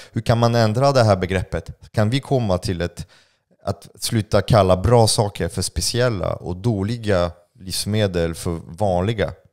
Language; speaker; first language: Swedish; non-native, fluent; French